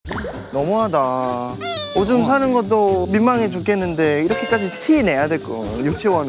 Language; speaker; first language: Korean; non-native, fluent; Thai